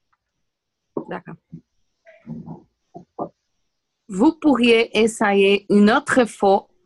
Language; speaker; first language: French; non-native, learner; Portuguese